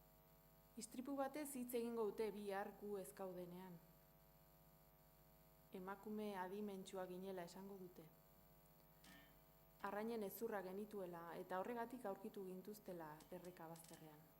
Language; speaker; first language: Basque; native; Basque